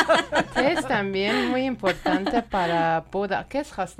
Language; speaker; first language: Spanish; non-native, learner; Persian